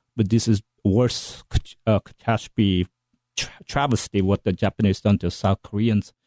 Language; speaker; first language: English; non-native, fluent; Korean